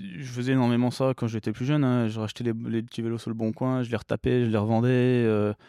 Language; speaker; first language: French; early bilingual, other home language; English